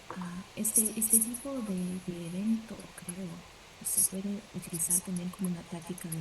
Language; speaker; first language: Spanish; non-native, fluent; Portuguese